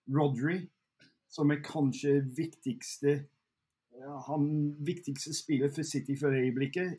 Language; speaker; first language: Norwegian; non-native, fluent; English